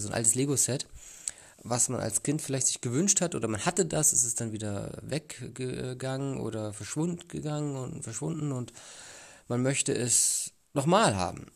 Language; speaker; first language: German; native; German